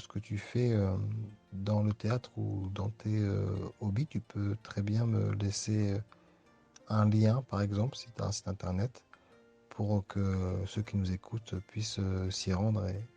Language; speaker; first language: French; native; French